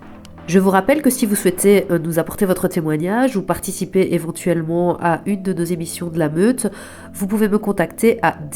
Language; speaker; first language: French; native; French